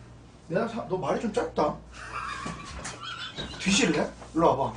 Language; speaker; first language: Korean; native; Korean